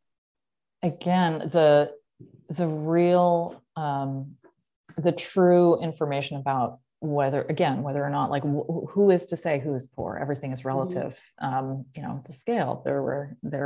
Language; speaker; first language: English; native; English